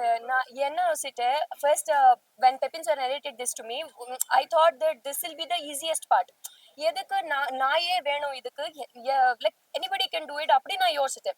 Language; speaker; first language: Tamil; non-native, learner; Telugu